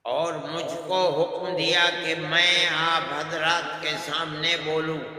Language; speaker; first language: Urdu; native; Urdu